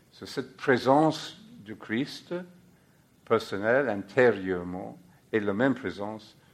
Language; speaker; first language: French; non-native, fluent; English